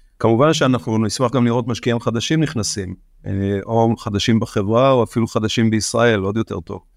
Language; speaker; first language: Hebrew; native; Hebrew